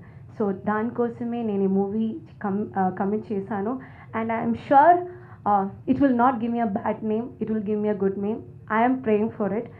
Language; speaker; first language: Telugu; non-native, learner; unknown